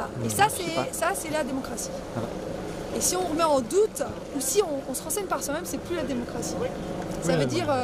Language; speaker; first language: French; native; French